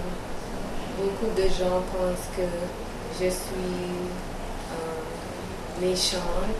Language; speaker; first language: French; non-native, learner; English